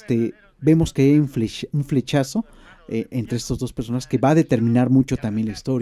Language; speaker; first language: Spanish; native; Spanish